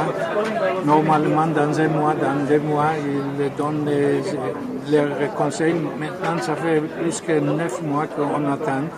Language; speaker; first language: French; non-native, fluent; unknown